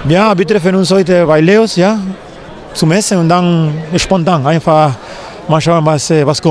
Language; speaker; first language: German; non-native, fluent; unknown